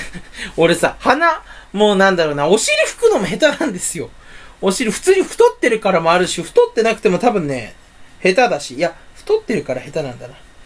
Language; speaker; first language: Japanese; native; Japanese